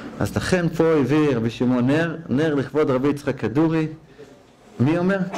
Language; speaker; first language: Hebrew; native; Hebrew